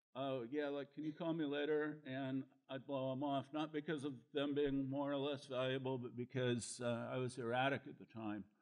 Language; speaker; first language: English; native; English